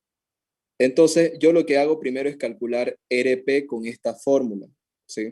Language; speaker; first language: Spanish; native; Spanish